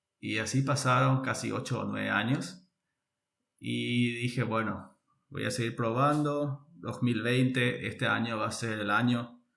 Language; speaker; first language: Spanish; native; Spanish